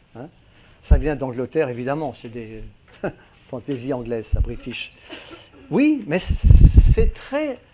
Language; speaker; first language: French; native; French